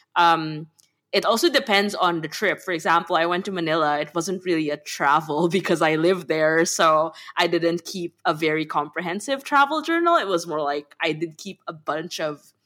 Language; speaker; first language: English; non-native, local second language; Filipino